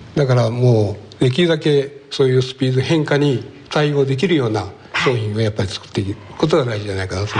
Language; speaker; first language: Japanese; native; Japanese